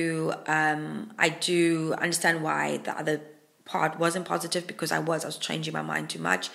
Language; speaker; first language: English; native; English